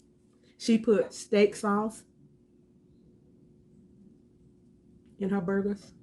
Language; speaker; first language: English; native; English